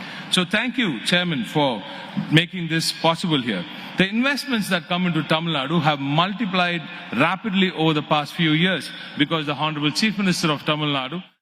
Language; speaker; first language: English; non-native, local second language; Tamil